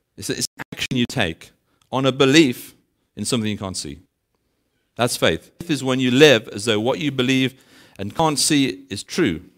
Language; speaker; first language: English; native; English